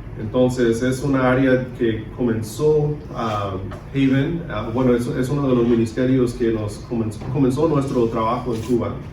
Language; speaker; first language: Spanish; early bilingual, other home language; English